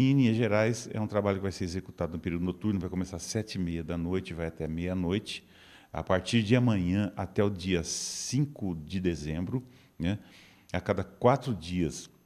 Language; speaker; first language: Portuguese; native; Portuguese